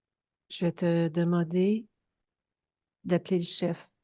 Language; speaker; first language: French; native; French